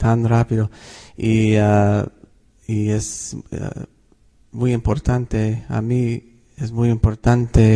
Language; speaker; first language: Spanish; non-native, fluent; English